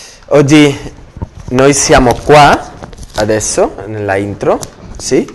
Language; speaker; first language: Italian; non-native, learner; Spanish